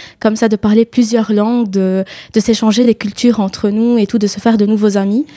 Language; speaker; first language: French; non-native, local second language; Arabic